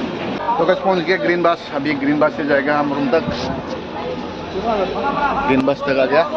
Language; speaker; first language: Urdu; non-native, local second language; Assamese